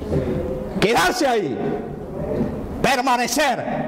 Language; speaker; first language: Spanish; native; Spanish